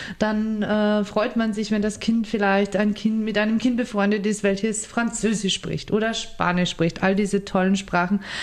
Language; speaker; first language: German; early bilingual, other home language; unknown